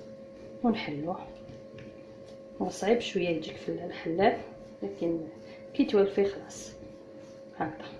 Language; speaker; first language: Arabic; native; Arabic